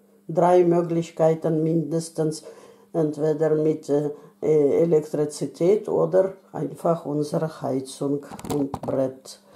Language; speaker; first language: German; non-native, fluent; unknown